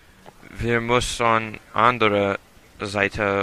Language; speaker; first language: German; non-native, learner; English